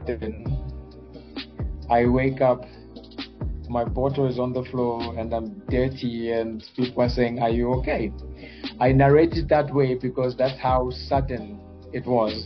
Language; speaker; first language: English; non-native, local second language; Bemba